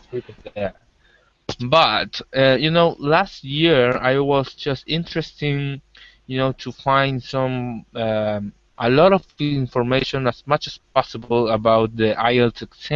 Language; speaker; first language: English; non-native, learner; Spanish